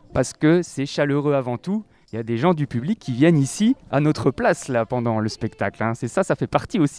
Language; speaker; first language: French; native; French